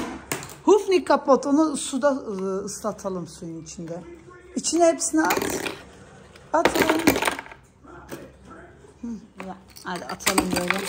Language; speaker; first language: Turkish; early bilingual, heritage; Turkish